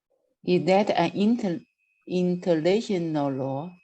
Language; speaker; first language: English; non-native, learner; Chinese